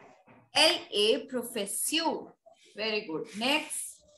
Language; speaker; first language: French; non-native, fluent; Hindi